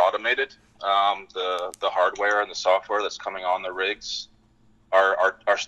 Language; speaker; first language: English; native; English